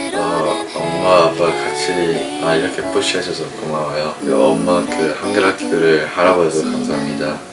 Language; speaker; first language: Korean; early bilingual, heritage; English